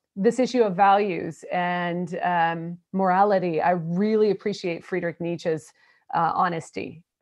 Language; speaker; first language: English; native; English